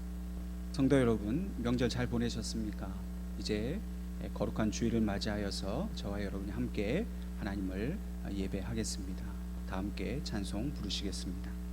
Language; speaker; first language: Korean; native; Korean